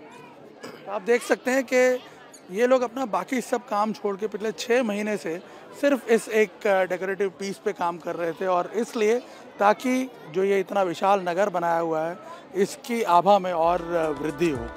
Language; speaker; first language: Hindi; native; Hindi